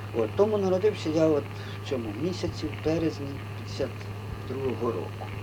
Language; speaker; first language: Ukrainian; native; Ukrainian